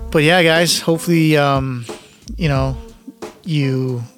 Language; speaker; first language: Punjabi; early bilingual, heritage; Punjabi